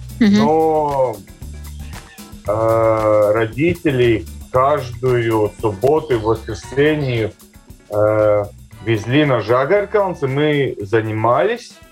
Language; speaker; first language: Russian; non-native, local second language; Latvian